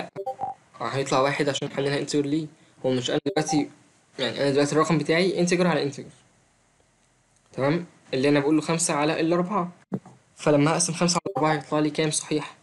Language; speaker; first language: Arabic; native; Arabic